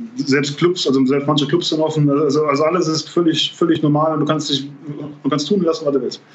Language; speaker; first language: German; native; German